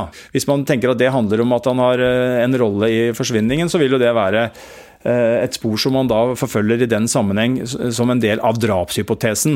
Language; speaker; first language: Norwegian; native; Norwegian